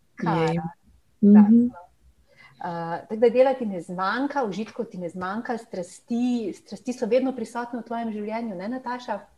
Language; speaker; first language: Slovenian; native; Slovenian